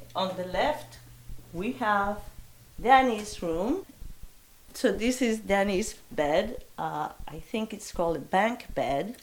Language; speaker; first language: English; non-native, fluent; Spanish